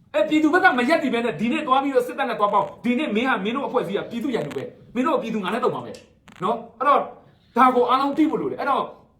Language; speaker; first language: Burmese; non-native, local second language; Shwe Palaung